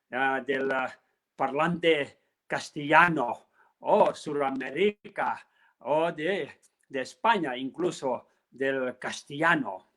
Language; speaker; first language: Spanish; non-native, learner; Tibetan